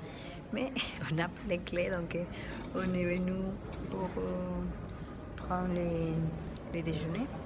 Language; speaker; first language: French; non-native, learner; Spanish